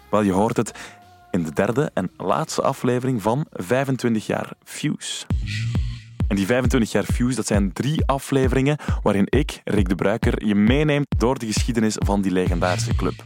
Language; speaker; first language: Dutch; native; Dutch